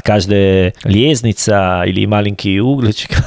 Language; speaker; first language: Russian; non-native, learner; Italian